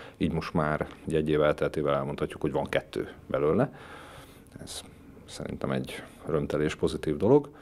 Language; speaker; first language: Hungarian; native; Hungarian